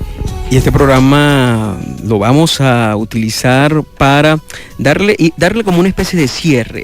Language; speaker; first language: Spanish; native; Spanish